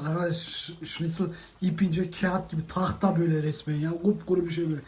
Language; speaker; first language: Turkish; early bilingual, heritage; Turkish